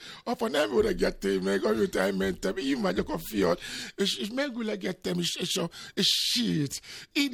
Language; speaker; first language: Hungarian; non-native, learner; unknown